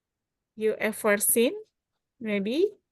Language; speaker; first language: English; non-native, learner; Indonesian